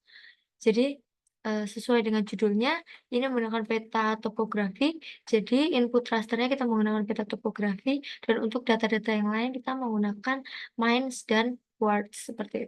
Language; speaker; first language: Indonesian; native; Indonesian